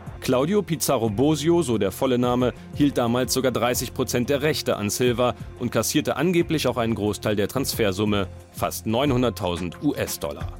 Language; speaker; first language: German; native; German